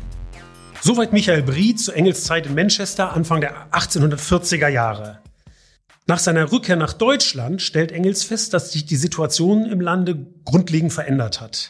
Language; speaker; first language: German; native; German